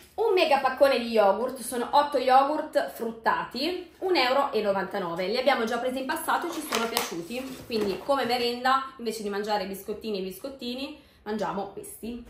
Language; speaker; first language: Italian; native; Italian